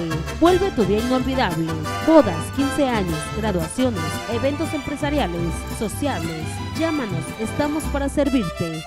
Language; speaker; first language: Spanish; native; Spanish